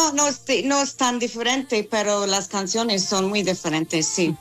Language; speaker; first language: Spanish; non-native, fluent; English